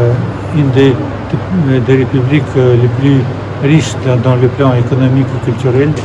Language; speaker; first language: French; non-native, fluent; Russian